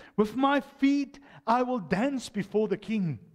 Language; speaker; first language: English; non-native, local second language; Afrikaans